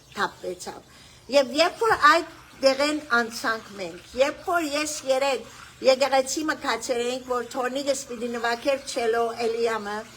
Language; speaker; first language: Armenian; early bilingual, heritage; Armenian